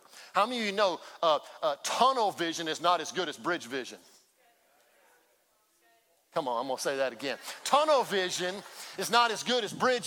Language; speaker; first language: English; native; English